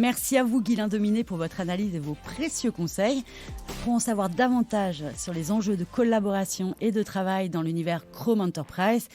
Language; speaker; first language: French; native; French